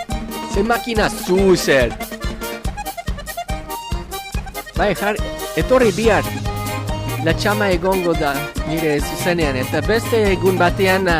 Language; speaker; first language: Basque; non-native, learner; English